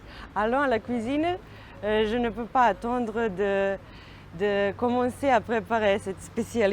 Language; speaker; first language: French; non-native, learner; Serbian